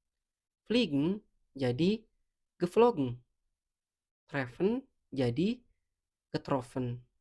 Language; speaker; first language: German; non-native, fluent; Indonesian